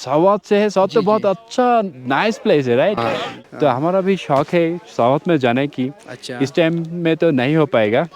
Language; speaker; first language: Hindi; non-native, learner; Bangla